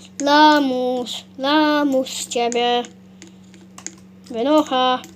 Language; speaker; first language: Polish; native; Polish